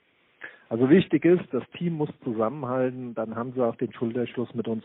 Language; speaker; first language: German; native; German